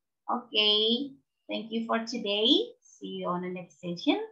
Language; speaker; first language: English; non-native, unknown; Indonesian